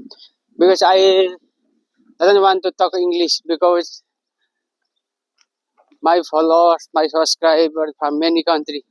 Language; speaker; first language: English; non-native, learner; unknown